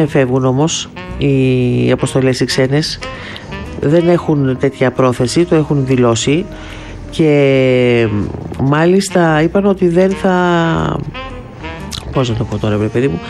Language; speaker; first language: Greek; native; Greek